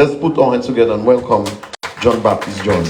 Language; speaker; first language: English; native; English